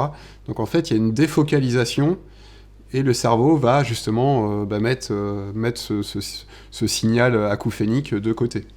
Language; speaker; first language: French; native; French